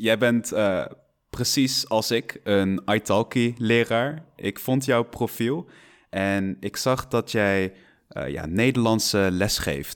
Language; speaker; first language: Dutch; non-native, fluent; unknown